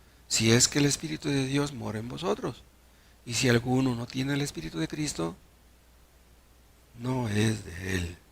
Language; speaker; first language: Spanish; native; Spanish